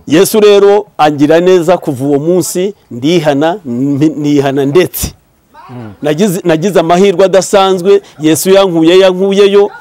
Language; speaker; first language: Kinyarwanda; early bilingual, heritage; Kinyarwanda